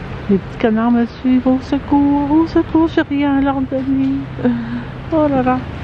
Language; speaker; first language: French; native; French